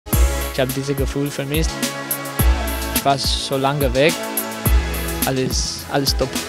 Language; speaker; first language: German; non-native, learner; Spanish